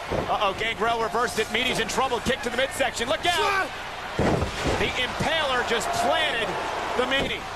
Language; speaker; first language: English; native; English